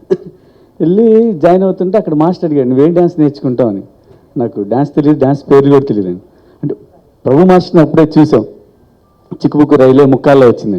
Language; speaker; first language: Telugu; native; Telugu